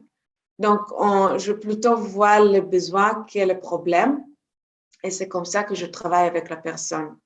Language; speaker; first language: French; non-native, fluent; Hebrew